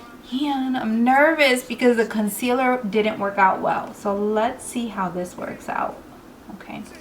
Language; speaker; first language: English; native; English